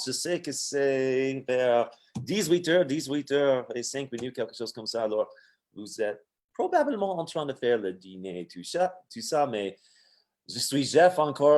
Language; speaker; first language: French; non-native, fluent; English